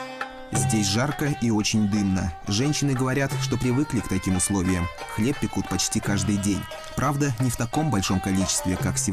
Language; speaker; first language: Russian; native; Russian